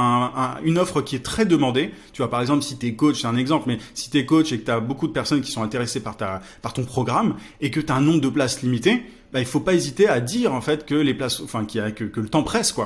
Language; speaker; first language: French; native; French